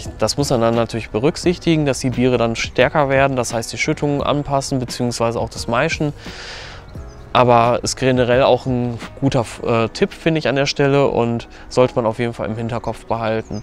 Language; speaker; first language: German; native; German